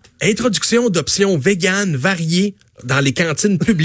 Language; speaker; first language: French; native; French